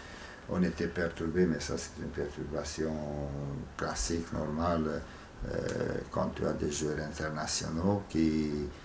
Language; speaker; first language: French; non-native, fluent; Hungarian